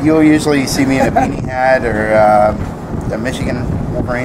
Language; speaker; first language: English; native; English